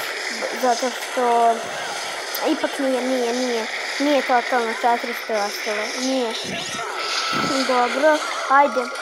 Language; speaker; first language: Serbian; early bilingual, heritage; Serbian